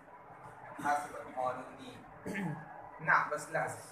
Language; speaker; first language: Arabic; non-native, fluent; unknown